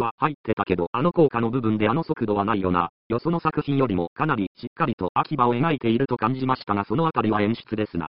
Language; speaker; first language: Japanese; native; Japanese